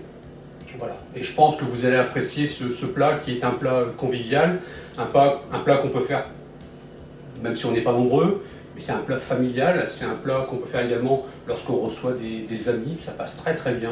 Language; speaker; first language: French; native; French